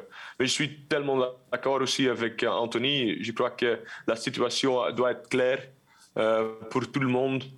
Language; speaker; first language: French; non-native, local second language; Dutch